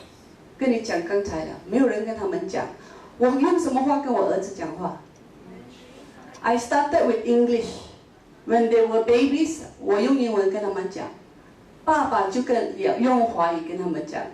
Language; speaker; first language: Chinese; non-native, local second language; Min Nan Chinese